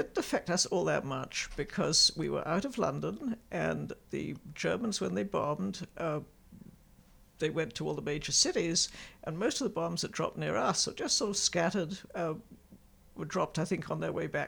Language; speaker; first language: English; native; English